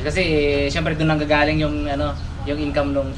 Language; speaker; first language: Filipino; native; Filipino